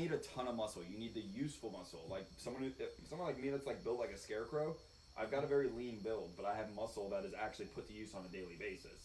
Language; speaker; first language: English; native; English